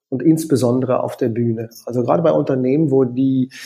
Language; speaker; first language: German; native; German